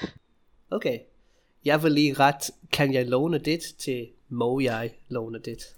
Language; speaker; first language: Danish; non-native, fluent; English